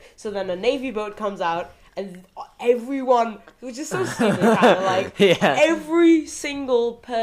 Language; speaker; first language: English; native; English